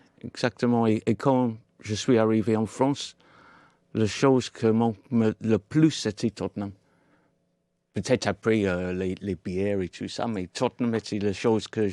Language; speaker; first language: French; non-native, fluent; English